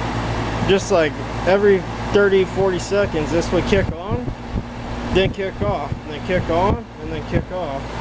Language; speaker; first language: English; native; English